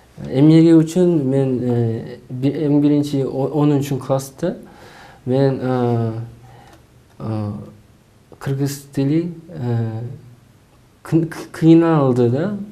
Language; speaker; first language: Kyrgyz; non-native, learner; Korean